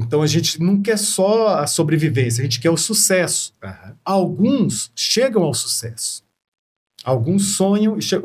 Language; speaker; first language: Portuguese; native; Portuguese